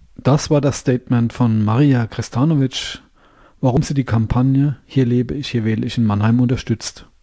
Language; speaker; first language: German; native; German